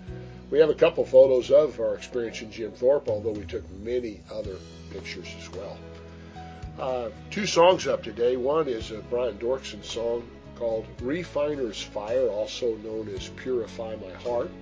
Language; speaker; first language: English; native; English